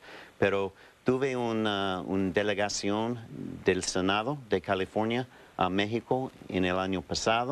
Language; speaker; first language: Spanish; non-native, fluent; English